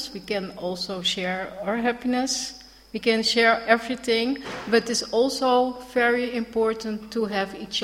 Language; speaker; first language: English; non-native, learner; Dutch